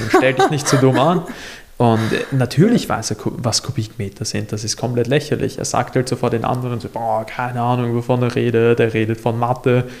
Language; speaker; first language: German; native; German